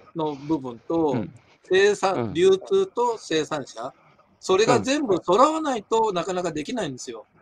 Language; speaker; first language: Japanese; native; Japanese